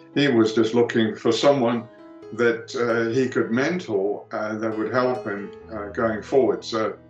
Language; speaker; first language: English; early bilingual, other home language; Greek